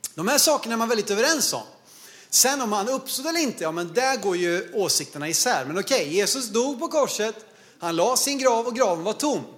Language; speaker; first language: Swedish; native; Swedish